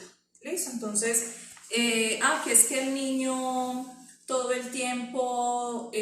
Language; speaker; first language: Spanish; native; Spanish